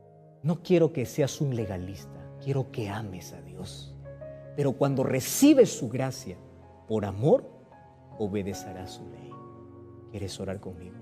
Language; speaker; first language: Spanish; native; Spanish